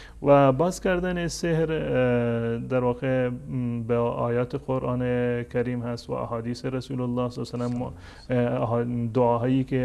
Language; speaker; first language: Persian; native; Persian